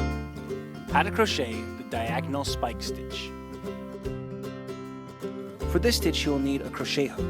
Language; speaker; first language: English; native; English